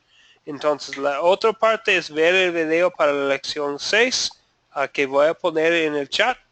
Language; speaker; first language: Spanish; non-native, fluent; English